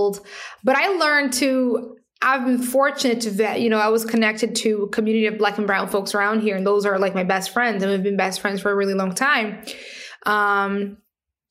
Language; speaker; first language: English; non-native, fluent; Portuguese